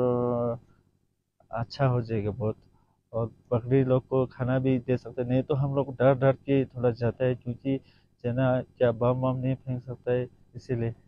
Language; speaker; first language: Hindi; non-native, local second language; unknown